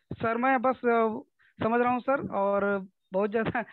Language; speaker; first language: Hindi; native; Hindi